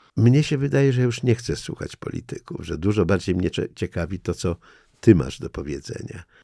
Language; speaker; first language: Polish; native; Polish